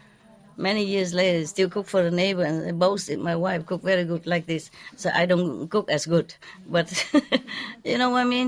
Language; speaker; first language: English; non-native, fluent; Vietnamese